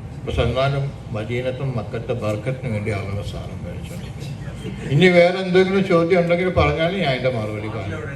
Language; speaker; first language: Malayalam; early bilingual, heritage; Malayalam